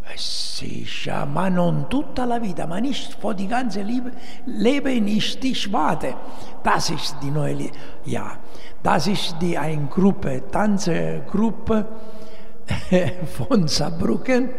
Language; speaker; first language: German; non-native, learner; Italian